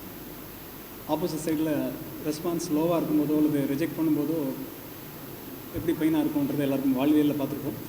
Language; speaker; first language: Tamil; native; Tamil